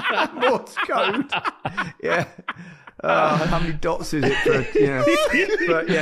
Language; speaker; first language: English; native; English